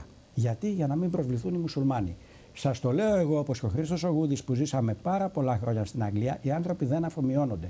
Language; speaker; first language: Greek; native; Greek